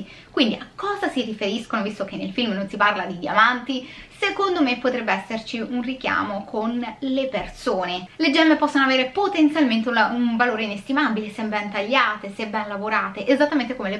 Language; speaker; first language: Italian; native; Italian